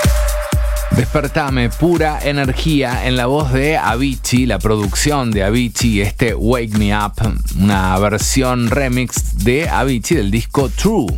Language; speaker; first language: Spanish; native; Spanish